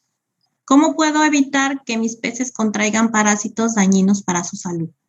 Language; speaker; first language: Spanish; native; Spanish